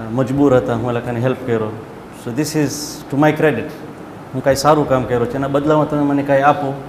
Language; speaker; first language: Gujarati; early bilingual, heritage; Gujarati